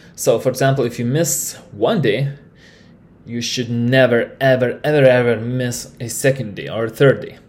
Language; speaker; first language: English; non-native, fluent; Lithuanian